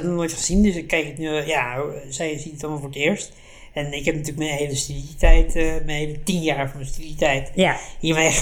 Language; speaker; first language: Dutch; native; Dutch